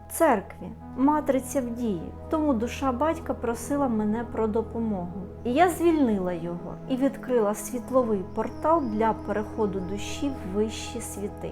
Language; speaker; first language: Ukrainian; native; Ukrainian